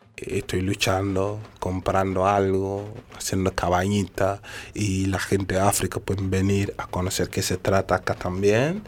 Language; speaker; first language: Spanish; non-native, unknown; Wolof